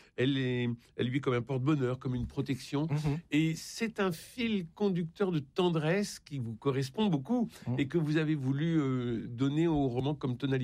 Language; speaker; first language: French; native; French